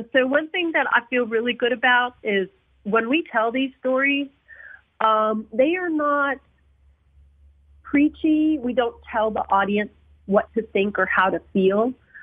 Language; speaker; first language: English; early bilingual, other home language; Spanish